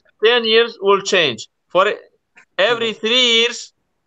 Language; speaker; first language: English; non-native, learner; Kurdish